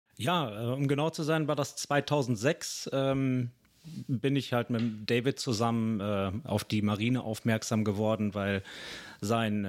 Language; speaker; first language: German; native; German